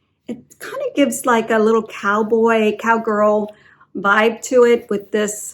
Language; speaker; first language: English; native; English